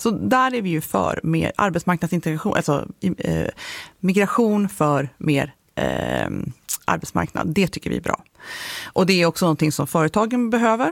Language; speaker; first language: Swedish; native; Swedish